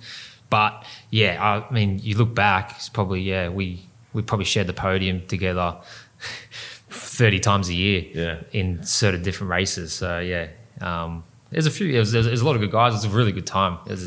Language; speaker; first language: English; native; English